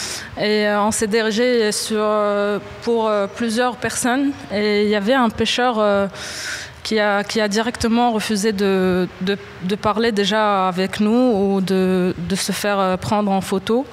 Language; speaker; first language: French; non-native, local second language; Arabic